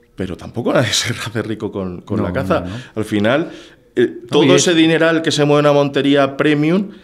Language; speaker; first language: Spanish; native; Spanish